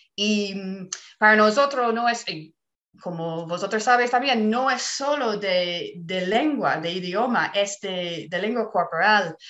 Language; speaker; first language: Spanish; non-native, fluent; English